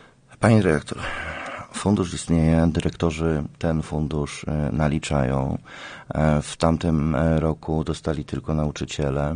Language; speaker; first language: Polish; native; Polish